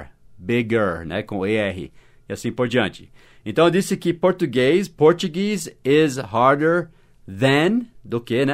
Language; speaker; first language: Portuguese; non-native, fluent; English